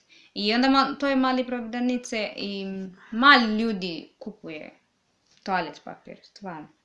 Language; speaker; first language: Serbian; non-native, learner; English